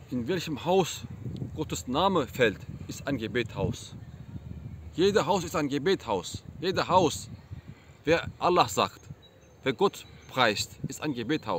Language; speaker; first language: German; non-native, fluent; Turkish